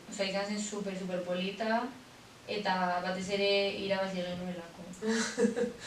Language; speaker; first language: Basque; non-native, local second language; Spanish